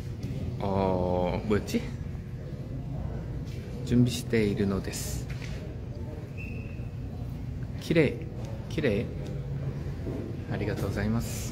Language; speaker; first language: Japanese; non-native, learner; Korean